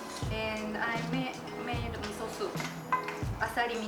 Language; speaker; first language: English; non-native, learner; Japanese